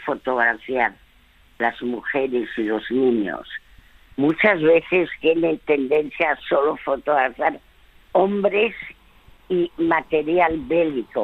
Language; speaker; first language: Spanish; early bilingual, other home language; French